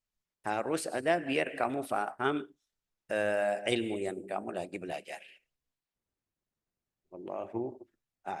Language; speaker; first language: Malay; non-native, fluent; Arabic